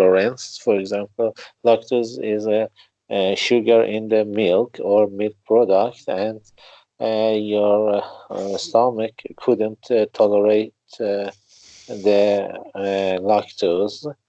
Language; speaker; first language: English; non-native, learner; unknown